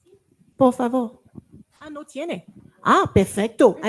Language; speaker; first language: Spanish; non-native, learner; French